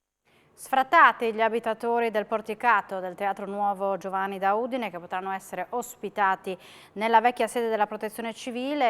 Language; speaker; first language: Italian; native; Italian